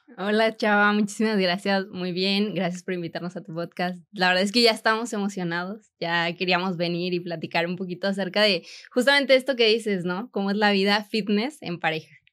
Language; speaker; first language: Spanish; native; Spanish